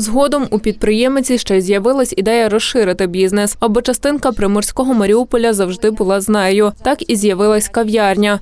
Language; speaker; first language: Ukrainian; native; Ukrainian